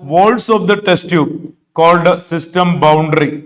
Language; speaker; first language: English; non-native, local second language; Malayalam